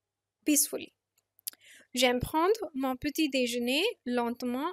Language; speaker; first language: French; non-native, fluent; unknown